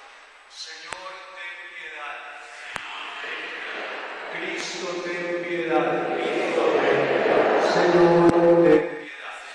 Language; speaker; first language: Spanish; native; Spanish